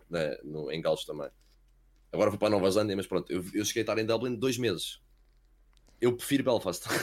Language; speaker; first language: Portuguese; early bilingual, heritage; Portuguese